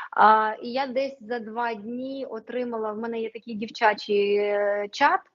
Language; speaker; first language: Ukrainian; non-native, local second language; Russian